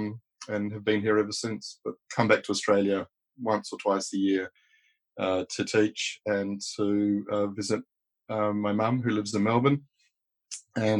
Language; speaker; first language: English; native; English